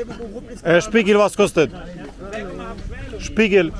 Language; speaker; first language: German; non-native, learner; Russian